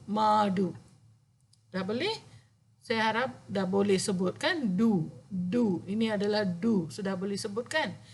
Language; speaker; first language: Malay; non-native, local second language; Tamil